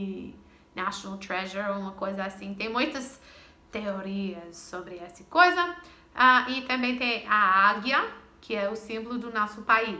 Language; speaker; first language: Portuguese; non-native, fluent; English